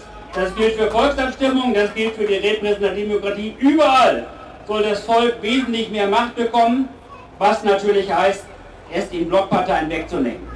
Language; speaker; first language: German; native; German